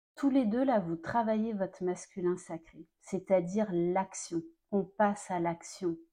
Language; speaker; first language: French; native; French